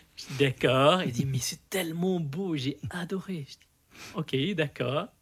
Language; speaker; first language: French; non-native, fluent; Arabic